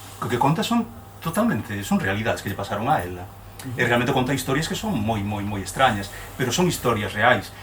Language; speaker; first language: Galician; native; Galician